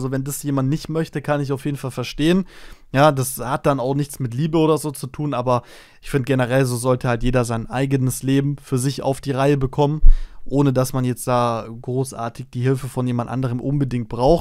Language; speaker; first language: German; native; German